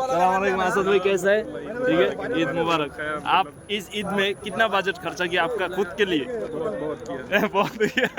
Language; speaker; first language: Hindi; non-native, learner; Bangla